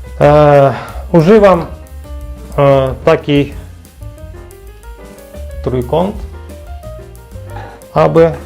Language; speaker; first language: Polish; non-native, learner; Ukrainian